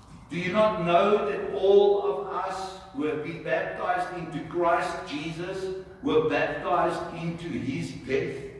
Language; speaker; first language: English; non-native, local second language; Afrikaans